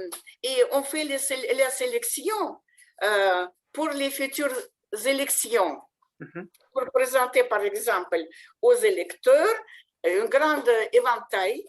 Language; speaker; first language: French; non-native, fluent; Russian